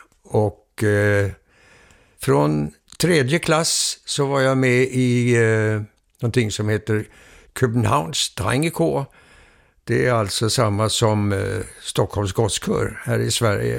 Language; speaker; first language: Swedish; early bilingual, heritage; Swedish